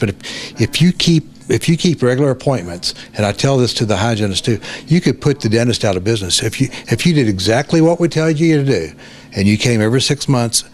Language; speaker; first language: English; native; English